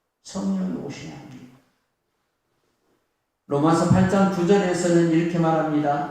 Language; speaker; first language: Korean; native; Korean